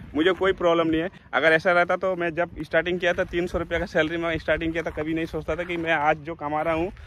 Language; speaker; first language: Hindi; non-native, local second language; Bangla